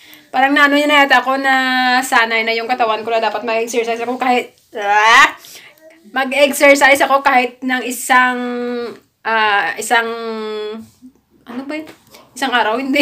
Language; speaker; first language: Filipino; non-native, local second language; Hiligaynon